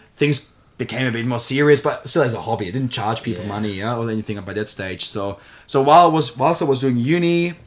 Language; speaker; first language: English; non-native, fluent; German